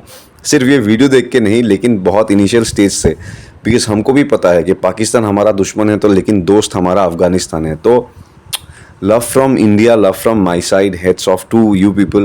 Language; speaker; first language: Hindi; non-native, local second language; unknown